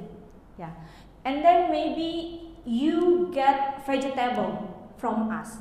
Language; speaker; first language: English; non-native, learner; Indonesian